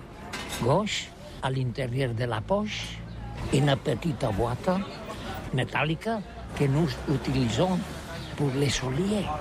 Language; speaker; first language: French; non-native, learner; Catalan